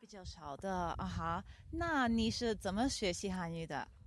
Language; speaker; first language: Chinese; non-native, fluent; Croatian